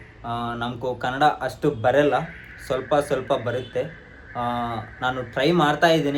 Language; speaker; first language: Kannada; non-native, learner; Telugu